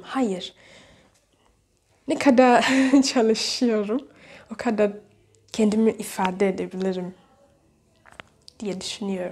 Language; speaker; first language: Turkish; non-native, learner; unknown